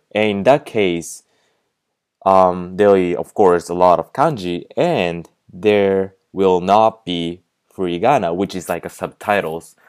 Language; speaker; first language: English; non-native, fluent; Japanese